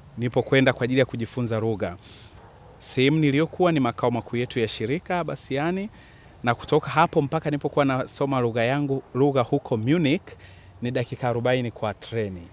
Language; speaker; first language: Swahili; native; Swahili